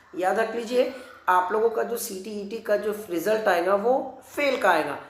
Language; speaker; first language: Hindi; non-native, local second language; Marathi